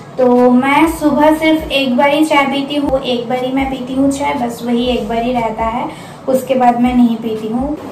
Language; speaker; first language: Hindi; non-native, local second language; Bangla